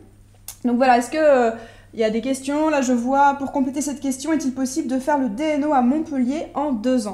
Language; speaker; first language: French; native; French